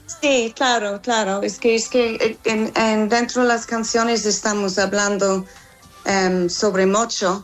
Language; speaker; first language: Spanish; non-native, learner; English